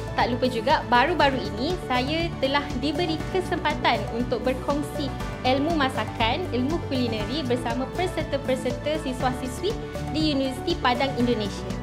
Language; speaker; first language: Malay; native; Malay